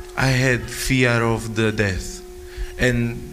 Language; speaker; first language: English; non-native, fluent; Italian